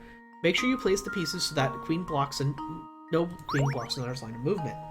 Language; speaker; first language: English; native; English